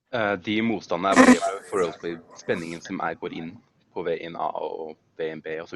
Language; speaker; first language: Norwegian; native; Norwegian